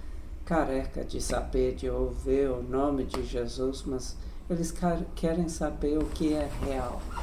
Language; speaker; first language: Portuguese; non-native, fluent; English